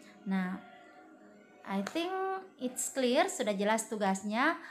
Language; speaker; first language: English; non-native, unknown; Indonesian